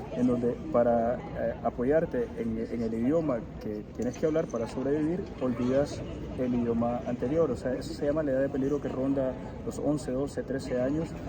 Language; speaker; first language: Spanish; early bilingual, heritage; Spanish